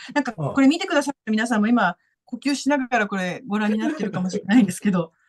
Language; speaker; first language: Japanese; native; Japanese